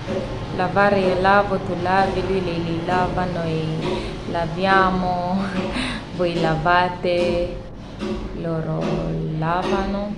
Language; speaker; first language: Italian; non-native, learner; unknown